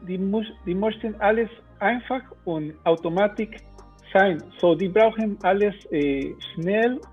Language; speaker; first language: German; non-native, learner; Spanish